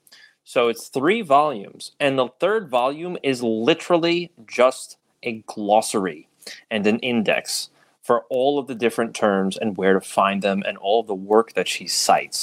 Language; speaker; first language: English; native; English